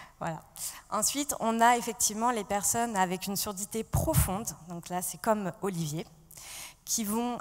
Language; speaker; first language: French; native; French